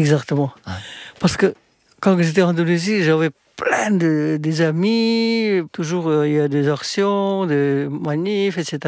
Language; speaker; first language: French; non-native, fluent; Indonesian